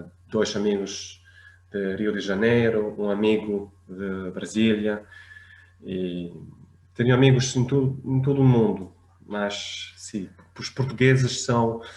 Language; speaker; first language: Portuguese; non-native, fluent; French